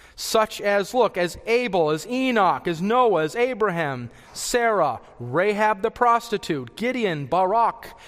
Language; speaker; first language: English; native; English